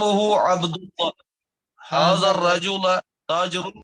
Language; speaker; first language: Arabic; non-native, learner; Urdu